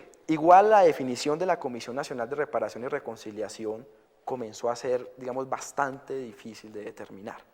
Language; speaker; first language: Spanish; native; Spanish